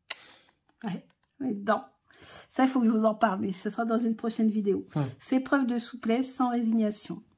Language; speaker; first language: French; native; French